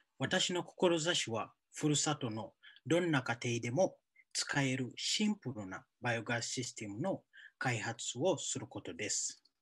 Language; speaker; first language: Japanese; non-native, fluent; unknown